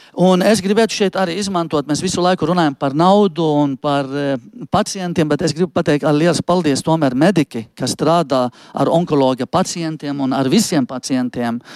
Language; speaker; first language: Latvian; non-native, fluent; Arabic